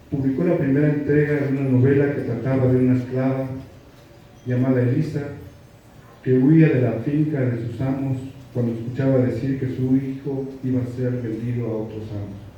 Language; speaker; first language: Spanish; native; Spanish